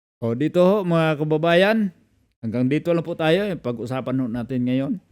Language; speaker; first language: Filipino; non-native, local second language; Cebuano